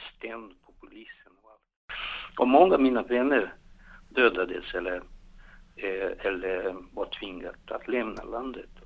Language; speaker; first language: Swedish; non-native, fluent; Portuguese